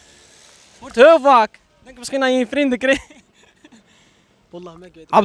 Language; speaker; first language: Dutch; native; Dutch